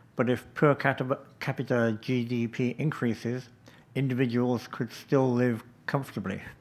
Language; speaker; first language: English; native; English